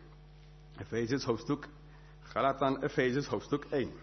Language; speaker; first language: Dutch; non-native, fluent; English